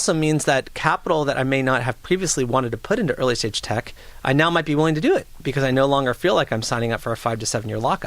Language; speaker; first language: English; native; English